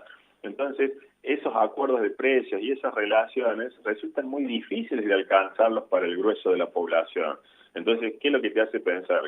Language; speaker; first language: Spanish; native; Spanish